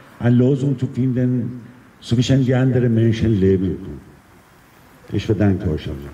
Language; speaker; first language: German; non-native, fluent; Persian